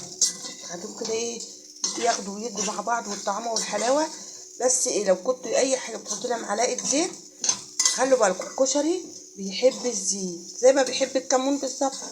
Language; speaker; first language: Arabic; native; Arabic